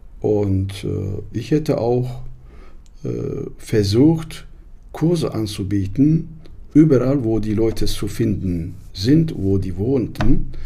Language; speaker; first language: German; non-native, fluent; Turkish